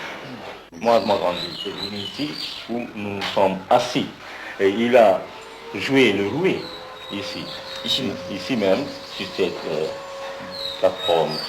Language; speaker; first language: French; non-native, fluent; Bangla